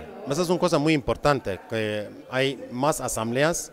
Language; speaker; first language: Spanish; non-native, fluent; Kurdish